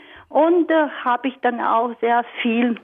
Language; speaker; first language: German; non-native, fluent; Croatian